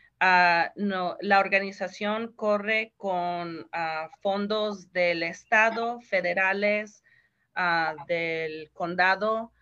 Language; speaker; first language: Spanish; early bilingual, heritage; Spanish